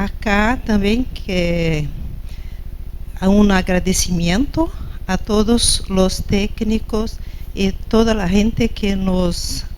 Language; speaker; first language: Spanish; non-native, fluent; Portuguese